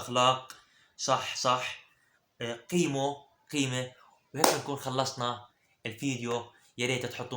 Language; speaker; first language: Arabic; early bilingual, other home language; Somali